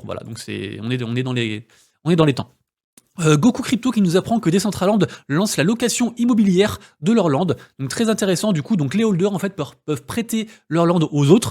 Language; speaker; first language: French; native; French